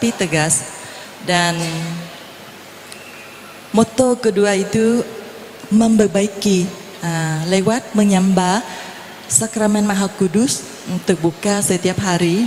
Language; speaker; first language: Indonesian; non-native, fluent; Vietnamese